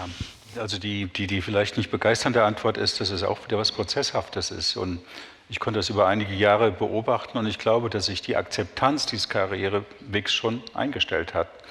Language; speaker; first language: German; native; German